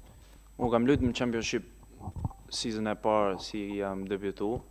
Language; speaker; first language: Albanian; early bilingual, heritage; Albanian